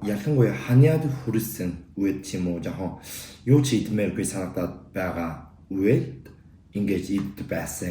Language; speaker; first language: Mongolian; non-native, learner; Korean